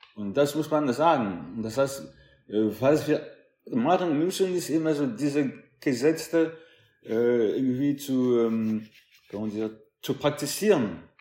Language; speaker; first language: German; non-native, fluent; French